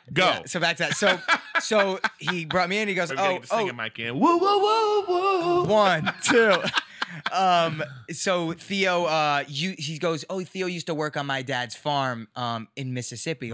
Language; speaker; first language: English; native; English